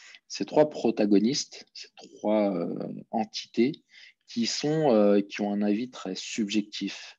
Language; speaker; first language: French; native; French